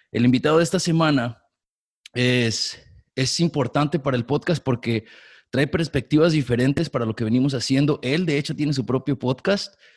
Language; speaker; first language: Spanish; native; Spanish